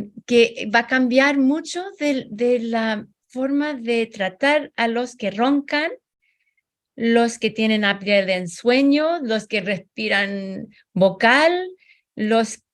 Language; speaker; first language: Spanish; early bilingual, heritage; Spanish